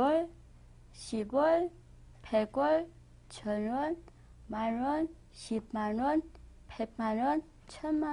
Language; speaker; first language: Korean; non-native, learner; Vietnamese